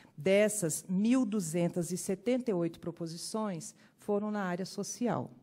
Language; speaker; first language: Portuguese; native; Portuguese